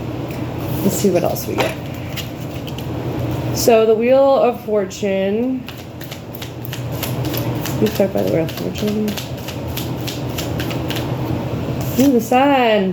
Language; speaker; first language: English; native; English